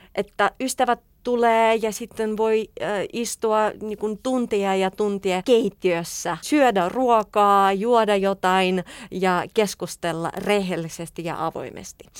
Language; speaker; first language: Finnish; non-native, fluent; Russian